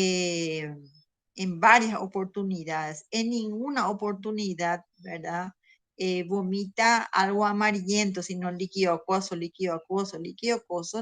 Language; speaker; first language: Spanish; native; Spanish